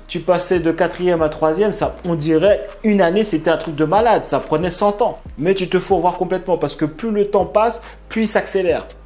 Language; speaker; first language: French; native; French